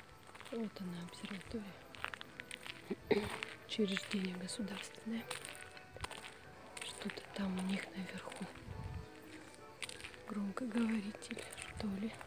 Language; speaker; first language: Russian; native; Russian